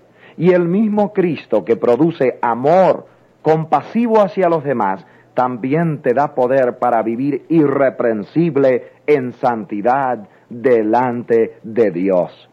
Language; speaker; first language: Spanish; native; Spanish